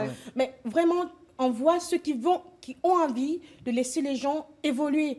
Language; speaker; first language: French; native; French